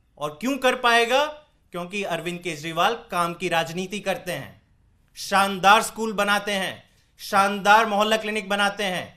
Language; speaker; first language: Hindi; native; Hindi